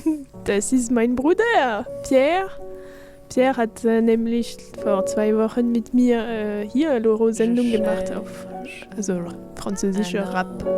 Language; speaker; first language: German; non-native, fluent; French